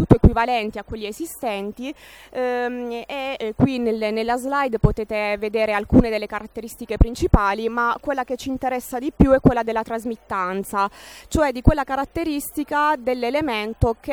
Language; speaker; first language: Italian; native; Italian